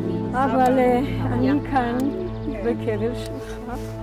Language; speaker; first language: Hebrew; non-native, fluent; Polish